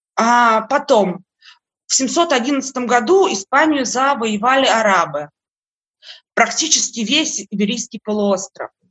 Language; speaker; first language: Russian; native; Russian